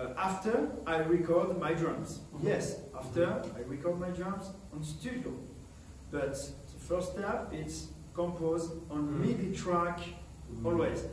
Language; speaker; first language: English; non-native, learner; French